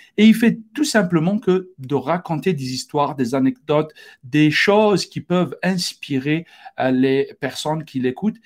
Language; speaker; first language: French; non-native, local second language; Arabic